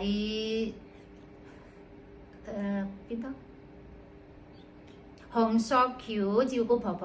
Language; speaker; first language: Cantonese; non-native, learner; Indonesian